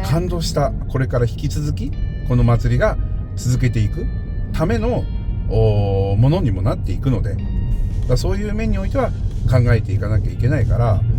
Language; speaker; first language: Japanese; native; Japanese